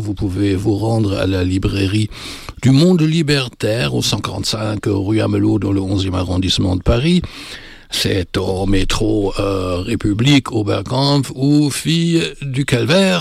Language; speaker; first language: French; native; French